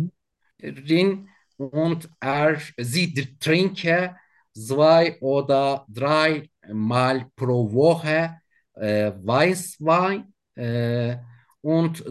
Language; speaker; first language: German; non-native, learner; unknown